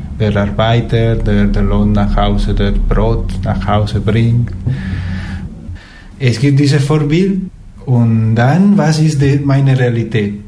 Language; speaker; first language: German; non-native, fluent; Spanish